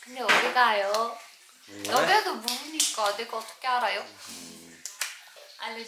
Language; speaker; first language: Korean; non-native, learner; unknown